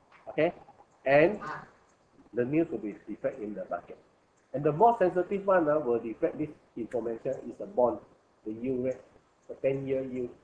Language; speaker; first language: English; non-native, local second language; Chinese